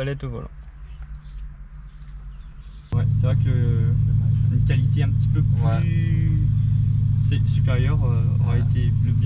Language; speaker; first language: French; native; French